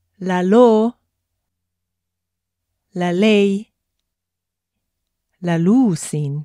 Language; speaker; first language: Greek; non-native, fluent; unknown